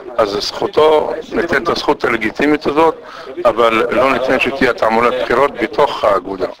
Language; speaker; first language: Hebrew; non-native, local second language; Arabic